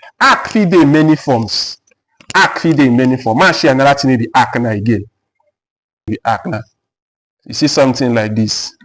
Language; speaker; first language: Nigerian Pidgin; native; Nigerian Pidgin